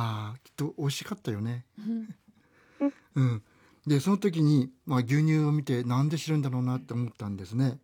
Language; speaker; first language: Japanese; native; Japanese